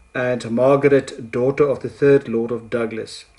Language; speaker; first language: English; non-native, local second language; Afrikaans